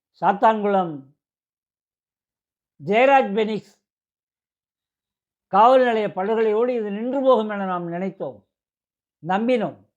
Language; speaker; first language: Tamil; native; Tamil